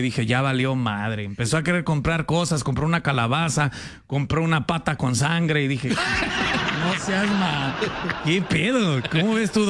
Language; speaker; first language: Spanish; native; Spanish